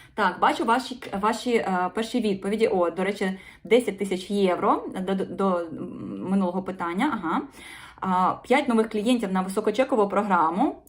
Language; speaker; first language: Ukrainian; non-native, local second language; Russian